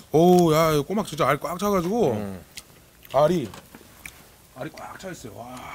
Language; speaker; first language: Korean; native; Korean